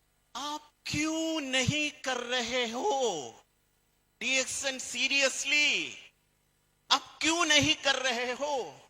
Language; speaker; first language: Hindi; non-native, fluent; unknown